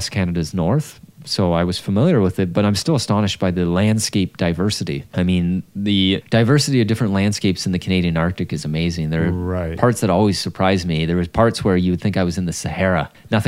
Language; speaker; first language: English; native; English